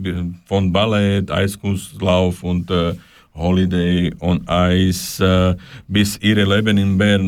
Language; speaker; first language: German; non-native, learner; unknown